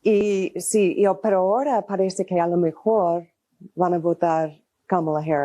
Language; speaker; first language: Spanish; non-native, fluent; English